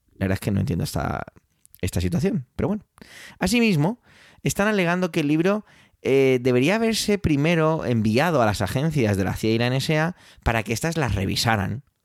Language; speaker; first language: Spanish; early bilingual, other home language; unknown